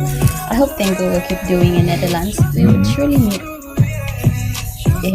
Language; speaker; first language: English; non-native, learner; Filipino